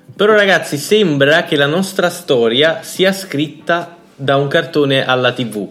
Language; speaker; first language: Italian; native; Italian